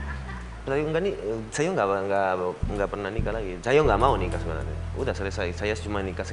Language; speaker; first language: Indonesian; non-native, learner; Spanish